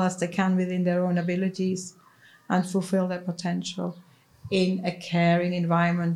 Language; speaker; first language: English; non-native, fluent; Swiss German